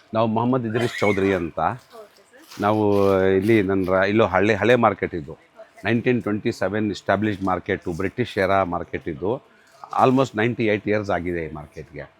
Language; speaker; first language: Kannada; non-native, local second language; Urdu